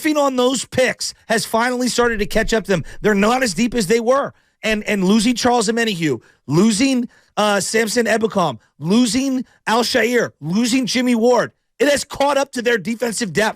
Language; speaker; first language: English; native; English